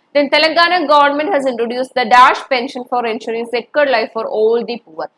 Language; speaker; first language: English; non-native, local second language; Malayalam